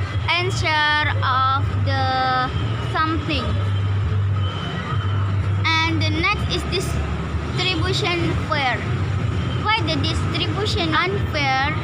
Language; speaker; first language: English; non-native, learner; Indonesian